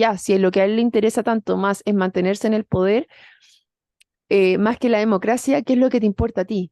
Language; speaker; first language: Spanish; native; Spanish